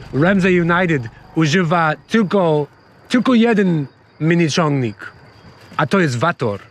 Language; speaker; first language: Polish; non-native, learner; English